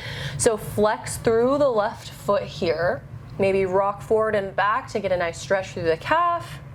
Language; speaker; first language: English; native; English